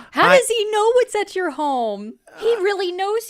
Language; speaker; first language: English; native; English